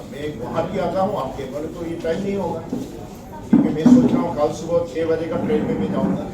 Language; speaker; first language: Hindi; non-native, local second language; Assamese